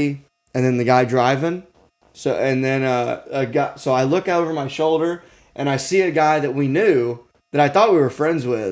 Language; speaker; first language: English; native; English